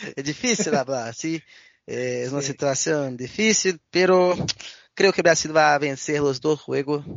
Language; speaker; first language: Spanish; non-native, learner; Portuguese